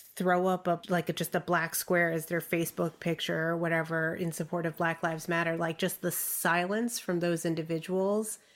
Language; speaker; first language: English; early bilingual, other home language; Chinese